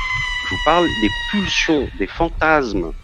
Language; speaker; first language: French; native; French